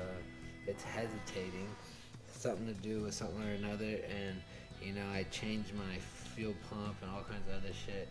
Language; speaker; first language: English; native; English